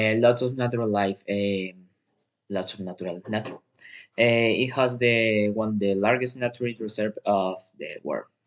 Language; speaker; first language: English; non-native, learner; Spanish